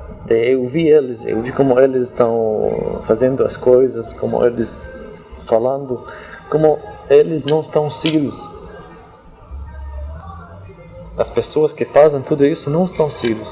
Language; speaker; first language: Portuguese; non-native, learner; Arabic